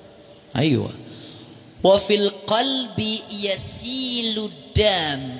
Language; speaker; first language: Arabic; non-native, fluent; Indonesian